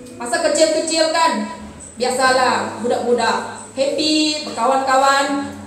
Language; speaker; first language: Malay; non-native, local second language; Iban